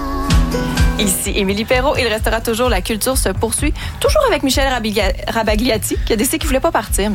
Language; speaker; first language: French; native; French